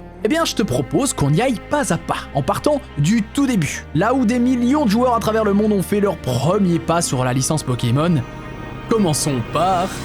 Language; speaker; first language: French; native; French